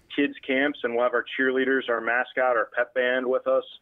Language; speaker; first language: English; native; English